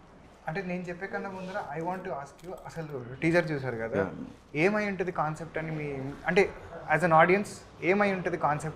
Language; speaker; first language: Telugu; native; Telugu